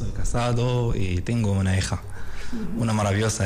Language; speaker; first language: Spanish; non-native, learner; Arabic